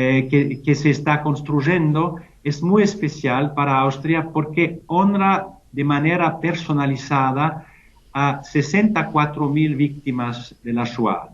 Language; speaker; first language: Spanish; non-native, fluent; German